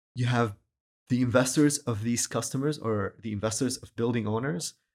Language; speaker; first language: English; non-native, fluent; Arabic